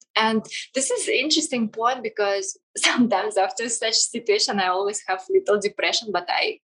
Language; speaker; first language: English; non-native, fluent; Kazakh